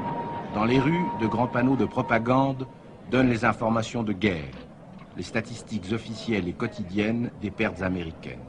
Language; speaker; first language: French; native; French